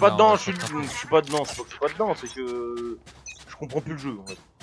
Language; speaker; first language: French; native; French